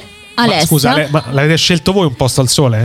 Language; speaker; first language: Italian; native; Italian